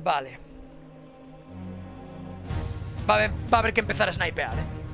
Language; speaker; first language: Spanish; native; Spanish